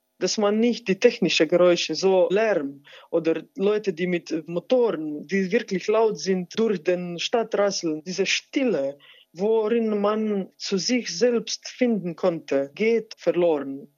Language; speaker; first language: German; non-native, fluent; Slovenian